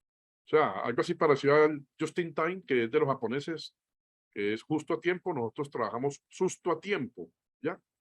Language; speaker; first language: Spanish; native; Spanish